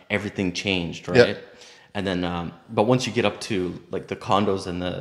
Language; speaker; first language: English; native; English